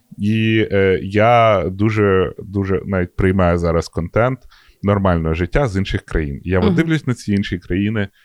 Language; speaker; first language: Ukrainian; non-native, local second language; Russian